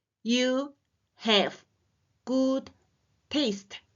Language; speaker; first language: English; non-native, learner; Chinese